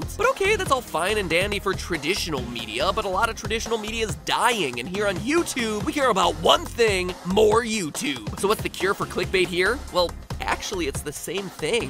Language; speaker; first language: English; native; English